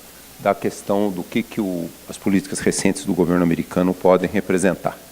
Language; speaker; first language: Portuguese; native; Portuguese